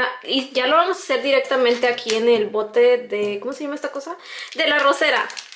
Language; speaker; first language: Spanish; native; Spanish